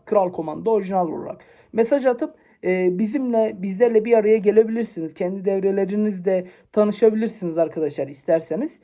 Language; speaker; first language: Turkish; native; Turkish